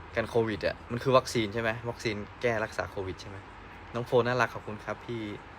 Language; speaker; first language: Thai; native; Thai